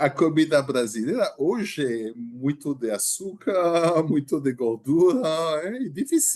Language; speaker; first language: Portuguese; non-native, learner; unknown